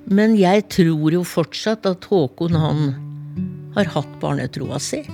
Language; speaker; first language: Norwegian; native; Norwegian